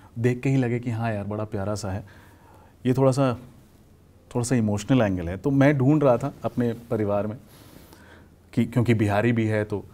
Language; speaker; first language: Hindi; native; Hindi